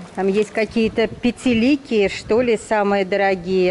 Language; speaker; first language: Russian; native; Russian